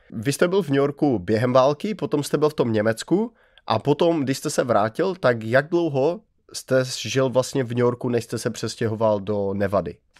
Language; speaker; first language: Czech; native; Czech